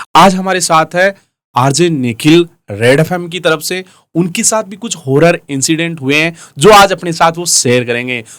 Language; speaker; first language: Hindi; native; Hindi